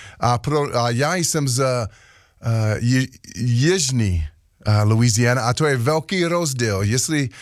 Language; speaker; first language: Czech; non-native, learner; English